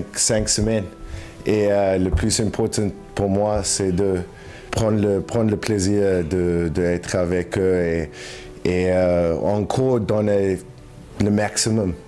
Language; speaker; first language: French; non-native, learner; English